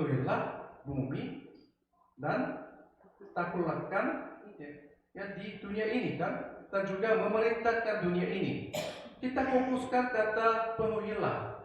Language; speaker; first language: Indonesian; non-native, fluent; Korean